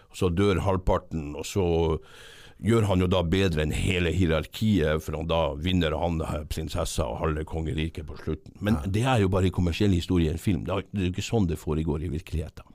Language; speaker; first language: Norwegian; native; Norwegian